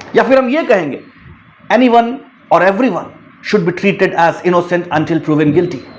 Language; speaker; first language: Hindi; native; Hindi